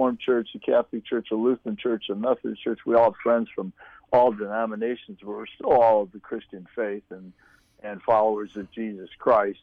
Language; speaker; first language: English; native; English